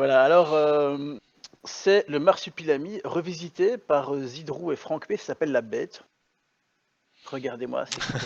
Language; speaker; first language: French; native; French